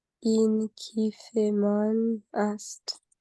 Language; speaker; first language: Persian; non-native, learner; English